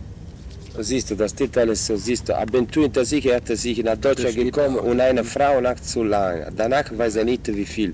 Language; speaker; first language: German; non-native, learner; Italian